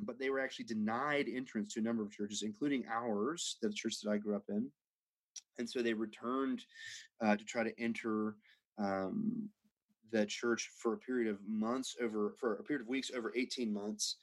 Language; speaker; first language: English; native; English